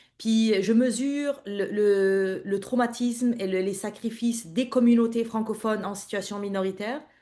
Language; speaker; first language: French; non-native, local second language; Arabic